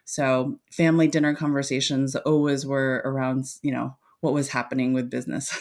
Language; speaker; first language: English; native; English